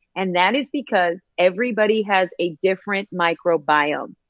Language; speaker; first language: English; native; English